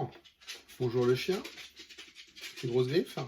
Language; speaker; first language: French; native; French